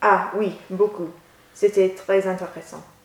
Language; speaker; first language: French; non-native, learner; English